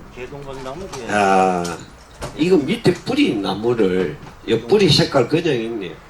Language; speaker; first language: Korean; native; Korean